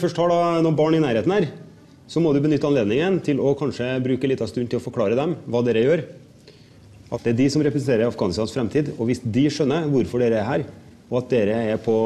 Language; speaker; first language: Norwegian; native; Norwegian